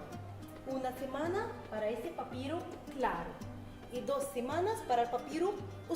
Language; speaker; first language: Spanish; non-native, fluent; Arabic